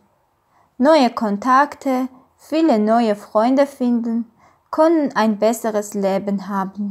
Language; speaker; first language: German; non-native, learner; Armenian